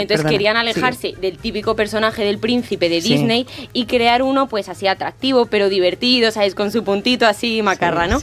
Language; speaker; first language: Spanish; native; Spanish